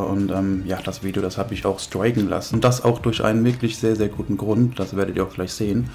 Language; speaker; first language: German; native; German